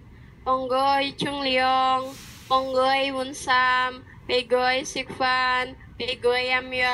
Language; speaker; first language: Chinese; non-native, learner; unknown